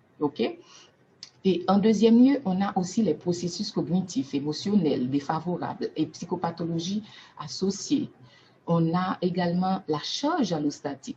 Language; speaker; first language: French; non-native, local second language; Haitian Creole